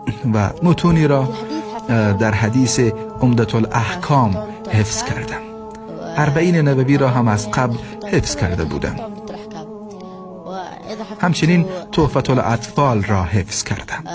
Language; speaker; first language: Persian; early bilingual, heritage; Persian